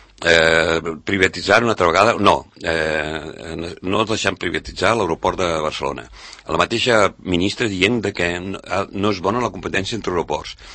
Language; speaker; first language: Catalan; native; Catalan